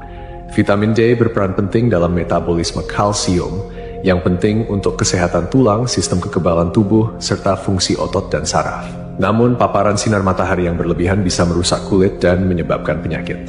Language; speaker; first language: Indonesian; native; Indonesian